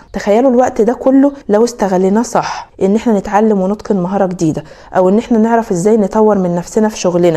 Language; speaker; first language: Arabic; native; Arabic